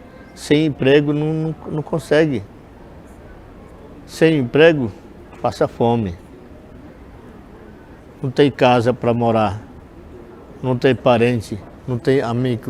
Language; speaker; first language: Portuguese; non-native, local second language; Yanomámi